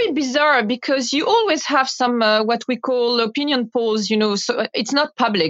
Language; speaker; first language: English; non-native, fluent; French